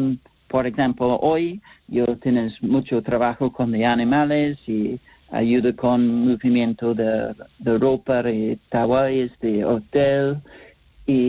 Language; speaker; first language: Spanish; non-native, learner; English